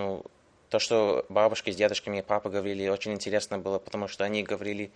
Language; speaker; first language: Russian; early bilingual, heritage; English